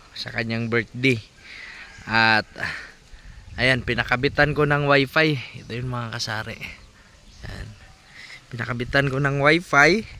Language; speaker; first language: Filipino; non-native, local second language; Masbatenyo